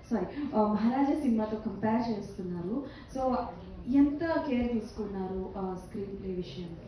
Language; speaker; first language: Telugu; native; Telugu